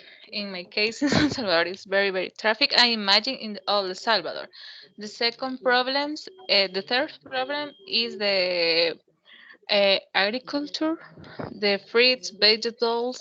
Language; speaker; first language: English; non-native, learner; Spanish